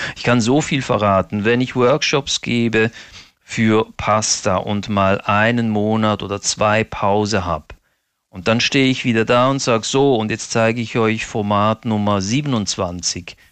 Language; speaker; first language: German; native; German